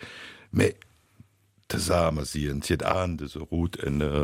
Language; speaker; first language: German; native; German